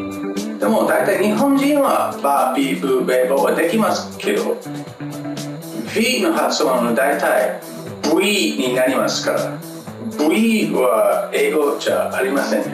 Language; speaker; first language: Japanese; non-native, fluent; English